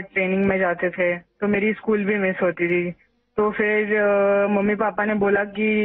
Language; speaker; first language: Hindi; non-native, local second language; Marathi